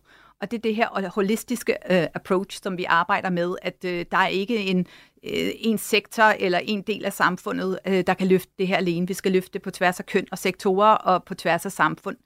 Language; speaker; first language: Danish; native; Danish